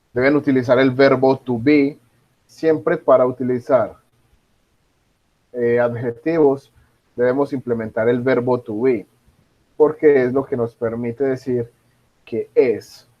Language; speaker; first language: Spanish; native; Spanish